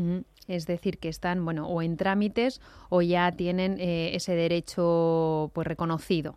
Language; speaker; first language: Spanish; native; Spanish